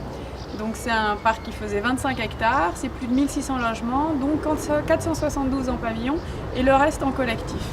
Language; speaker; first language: French; native; French